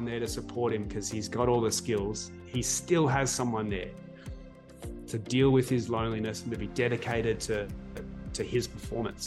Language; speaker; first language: English; native; English